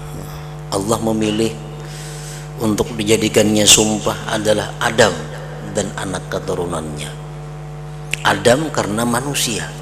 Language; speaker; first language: Indonesian; non-native, local second language; Banjar